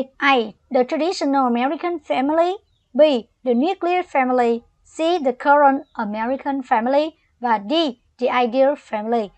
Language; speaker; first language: English; non-native, fluent; Vietnamese